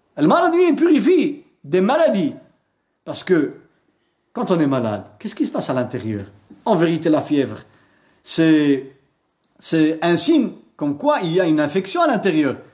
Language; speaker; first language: French; non-native, local second language; Arabic